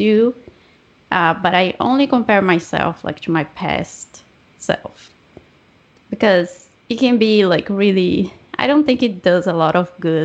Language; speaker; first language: English; non-native, fluent; Portuguese